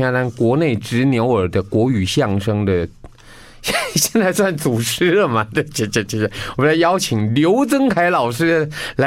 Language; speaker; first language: Chinese; non-native, local second language; Min Nan Chinese